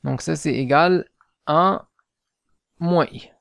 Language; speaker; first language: French; non-native, local second language; Arabic